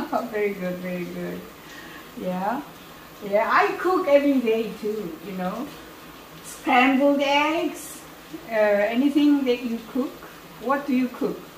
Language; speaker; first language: English; non-native, fluent; Korean